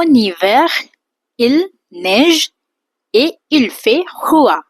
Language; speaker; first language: French; non-native, fluent; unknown